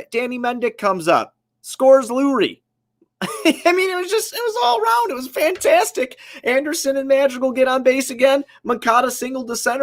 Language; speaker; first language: English; native; English